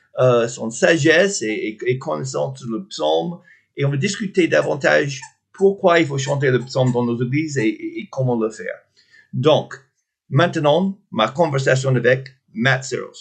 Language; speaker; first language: French; non-native, fluent; English